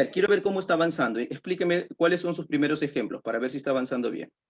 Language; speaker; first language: Spanish; native; Spanish